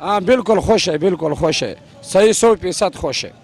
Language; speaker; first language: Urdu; non-native, local second language; Pashto